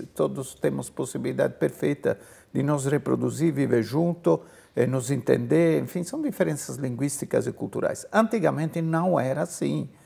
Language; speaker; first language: Portuguese; non-native, fluent; Italian